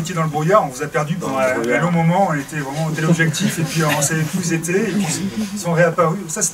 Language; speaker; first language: French; native; French